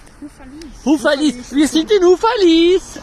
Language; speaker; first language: German; non-native, learner; Dutch